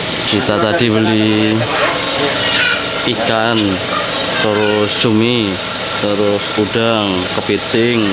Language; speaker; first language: Indonesian; non-native, local second language; Javanese